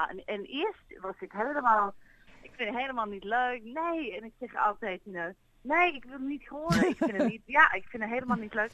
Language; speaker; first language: Dutch; early bilingual, heritage; English